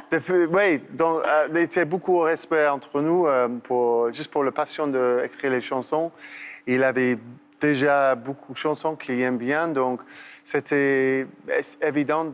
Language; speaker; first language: French; non-native, fluent; English